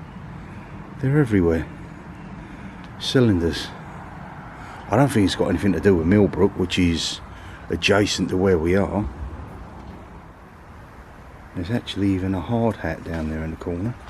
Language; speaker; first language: English; native; English